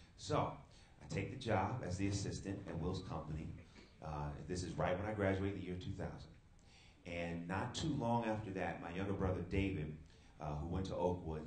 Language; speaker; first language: English; native; English